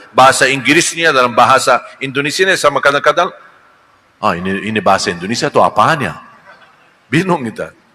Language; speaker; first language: Malay; non-native, fluent; Arabic